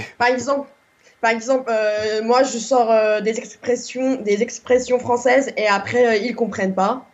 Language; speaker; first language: French; non-native, fluent; Korean